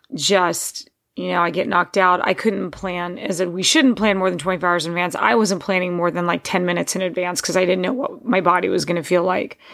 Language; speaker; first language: English; native; English